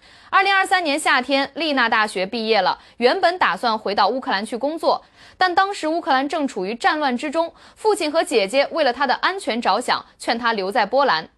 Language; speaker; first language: Chinese; native; Chinese